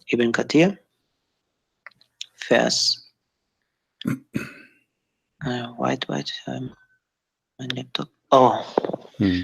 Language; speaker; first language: English; non-native, learner; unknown